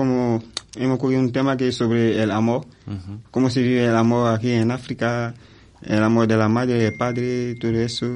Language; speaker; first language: Spanish; non-native, fluent; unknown